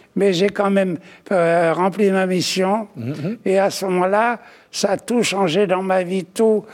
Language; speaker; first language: French; native; French